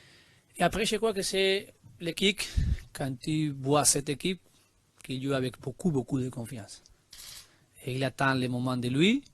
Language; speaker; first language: French; non-native, learner; Spanish